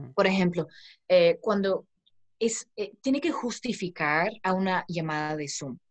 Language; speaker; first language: Spanish; non-native, fluent; English